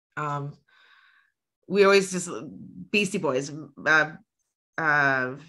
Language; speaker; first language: English; native; English